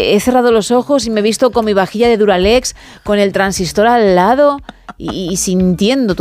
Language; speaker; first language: Spanish; native; Spanish